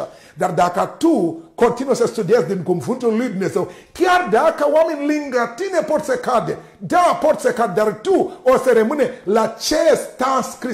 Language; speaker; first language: Romanian; non-native, learner; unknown